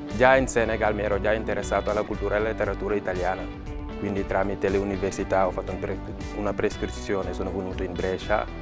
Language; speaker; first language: Italian; non-native, fluent; Wolof